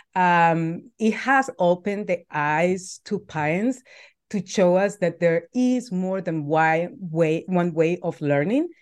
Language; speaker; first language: English; non-native, fluent; Spanish